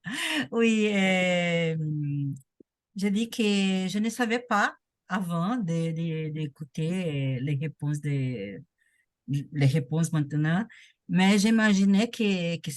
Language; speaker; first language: French; non-native, learner; Portuguese